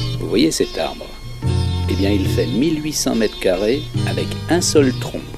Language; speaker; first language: French; native; French